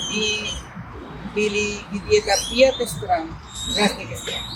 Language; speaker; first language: Russian; non-native, fluent; Spanish